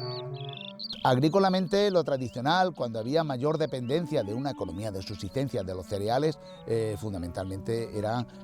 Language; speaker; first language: Spanish; native; Spanish